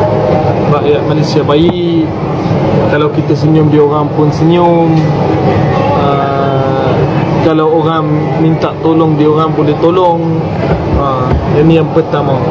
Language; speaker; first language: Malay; non-native, fluent; Arabic